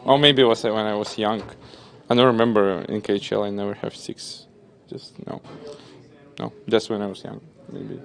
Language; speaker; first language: English; non-native, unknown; Russian